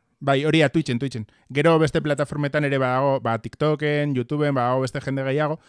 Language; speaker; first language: Basque; native; Basque